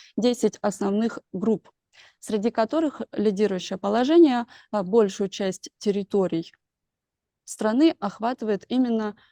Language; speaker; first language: Russian; native; Russian